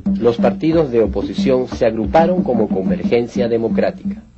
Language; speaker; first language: Spanish; native; Spanish